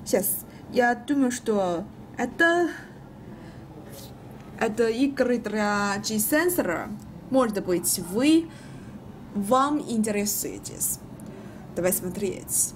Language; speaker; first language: Russian; non-native, learner; Chinese